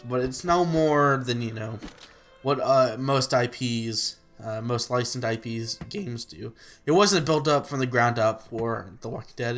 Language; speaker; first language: English; native; English